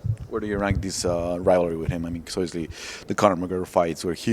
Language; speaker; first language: English; non-native, fluent; Spanish